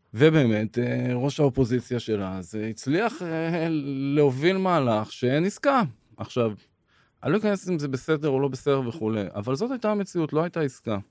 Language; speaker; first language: Hebrew; native; Hebrew